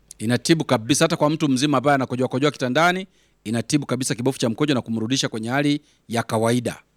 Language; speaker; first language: Swahili; native; Swahili